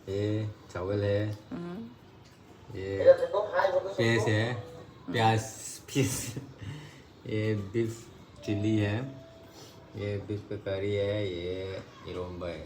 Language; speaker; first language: Hindi; non-native, local second language; Manipuri